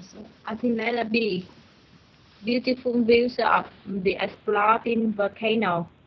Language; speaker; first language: English; non-native, learner; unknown